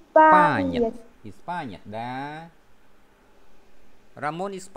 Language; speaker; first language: Russian; non-native, fluent; Vietnamese